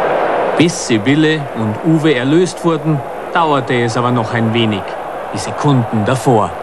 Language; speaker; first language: German; native; German